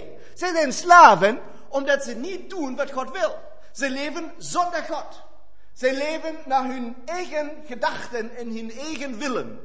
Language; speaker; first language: Dutch; non-native, fluent; German